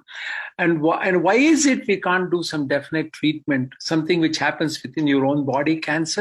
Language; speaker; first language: English; non-native, local second language; Kannada